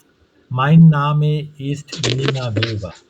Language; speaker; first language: German; non-native, fluent; Bangla